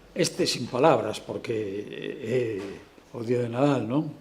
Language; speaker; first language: Spanish; non-native, local second language; Galician